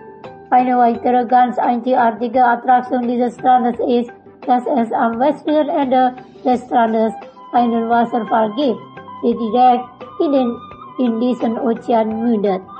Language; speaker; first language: German; non-native, fluent; Indonesian